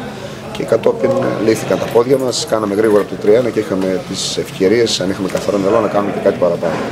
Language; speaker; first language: Greek; native; Greek